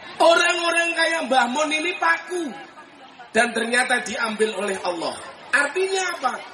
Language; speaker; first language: Indonesian; non-native, local second language; Javanese